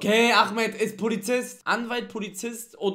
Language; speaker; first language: German; native; German